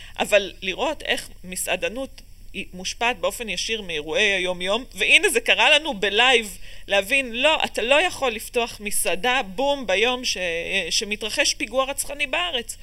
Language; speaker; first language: Hebrew; native; Hebrew